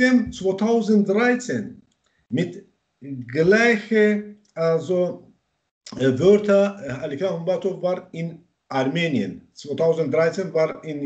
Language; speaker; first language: German; non-native, learner; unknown